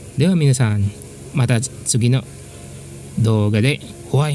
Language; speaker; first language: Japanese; non-native, fluent; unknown